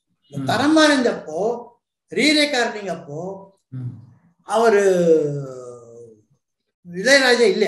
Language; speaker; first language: Tamil; non-native, local second language; Telugu